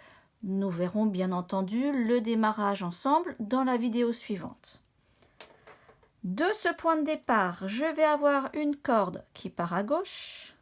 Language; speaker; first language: French; native; French